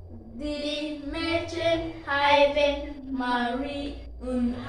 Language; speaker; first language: German; non-native, learner; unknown